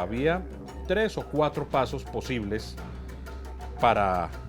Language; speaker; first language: Spanish; native; Spanish